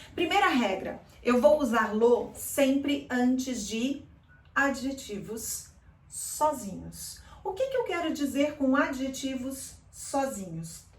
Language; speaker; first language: Portuguese; native; Portuguese